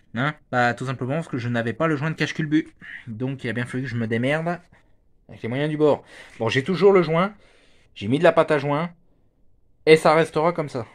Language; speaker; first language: French; native; French